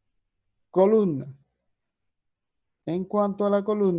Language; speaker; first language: Spanish; native; Spanish